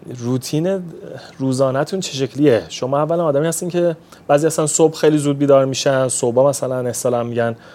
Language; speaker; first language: Persian; native; Persian